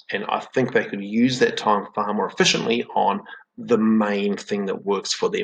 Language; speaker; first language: English; native; English